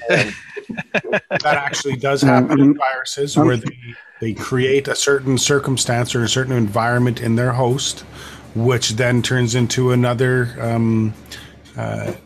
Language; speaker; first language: English; native; English